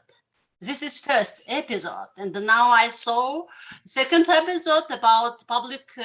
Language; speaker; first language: English; non-native, learner; Russian